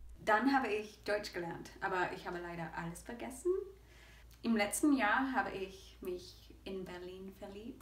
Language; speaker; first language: German; non-native, learner; French